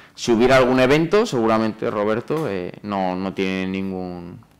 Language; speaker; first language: Spanish; native; Spanish